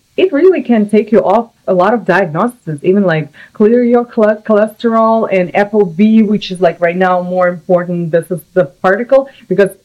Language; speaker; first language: English; non-native, fluent; Russian